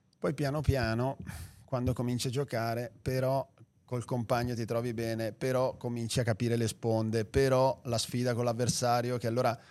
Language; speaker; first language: Italian; native; Italian